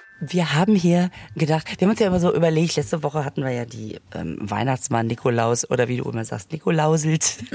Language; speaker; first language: German; native; German